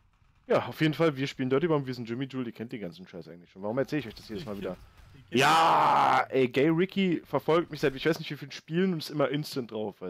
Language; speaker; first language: German; native; German